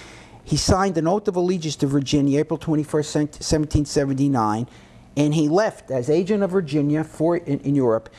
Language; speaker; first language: English; native; English